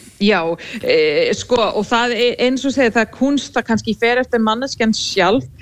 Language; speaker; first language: Icelandic; non-native, fluent; English